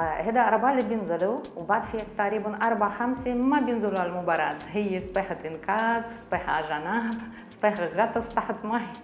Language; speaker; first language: Arabic; non-native, fluent; Russian